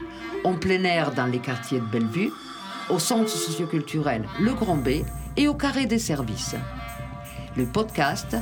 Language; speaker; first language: French; native; French